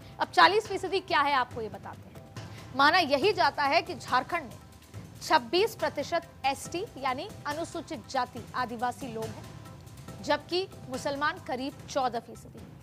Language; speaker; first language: Hindi; native; Hindi